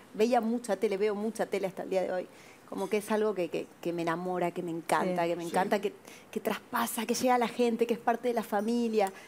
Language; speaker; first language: Spanish; native; Spanish